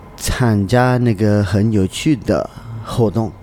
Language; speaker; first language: Chinese; non-native, learner; English